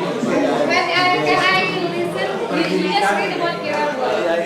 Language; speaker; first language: English; non-native, learner; Indonesian